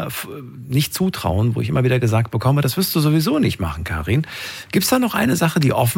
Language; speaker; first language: German; native; German